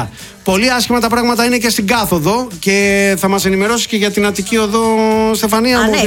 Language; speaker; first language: Greek; native; Greek